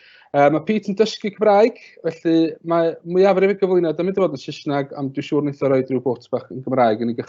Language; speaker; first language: Welsh; native; Welsh